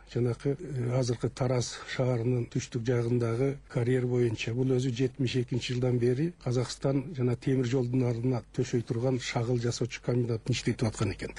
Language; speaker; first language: Kyrgyz; native; Kyrgyz